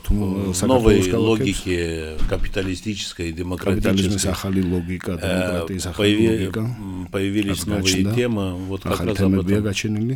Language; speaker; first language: Russian; non-native, fluent; Romanian